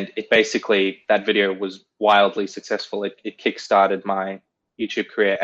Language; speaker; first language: English; native; English